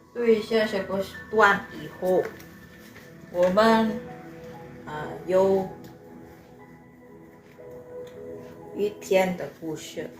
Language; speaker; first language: Chinese; non-native, fluent; Indonesian